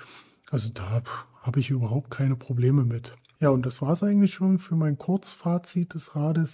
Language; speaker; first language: German; native; German